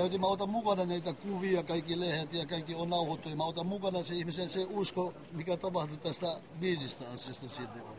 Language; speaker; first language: Finnish; non-native, learner; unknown